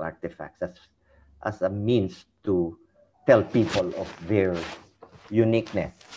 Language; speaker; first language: English; non-native, local second language; Iloko